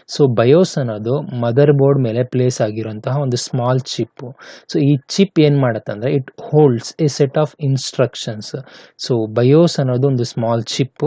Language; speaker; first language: Kannada; native; Kannada